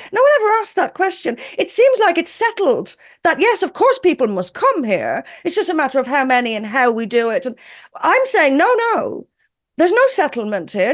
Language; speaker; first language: English; native; English